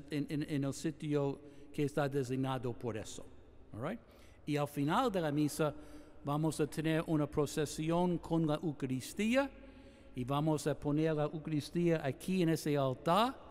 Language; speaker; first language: Spanish; non-native, fluent; English